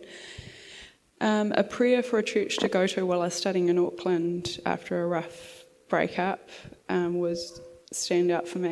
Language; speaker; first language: English; native; English